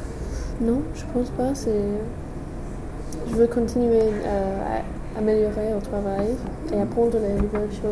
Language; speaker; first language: French; non-native, fluent; English